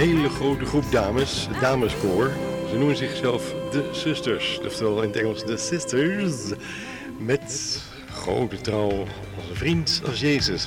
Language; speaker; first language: Dutch; native; Dutch